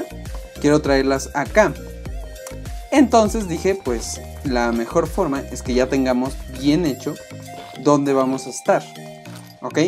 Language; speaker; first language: Spanish; native; Spanish